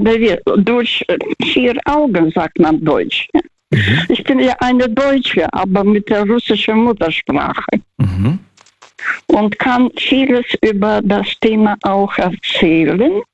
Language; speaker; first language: German; non-native, fluent; Russian